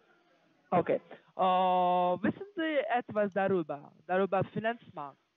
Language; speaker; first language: German; non-native, learner; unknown